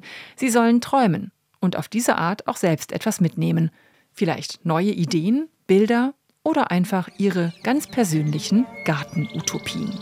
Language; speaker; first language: German; native; German